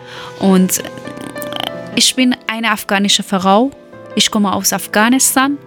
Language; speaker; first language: German; non-native, learner; Persian